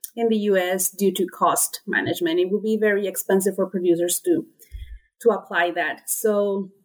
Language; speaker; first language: English; non-native, fluent; Spanish